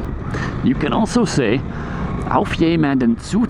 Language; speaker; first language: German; non-native, fluent; English